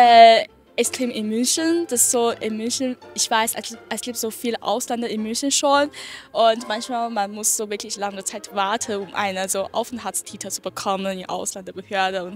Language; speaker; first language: German; non-native, learner; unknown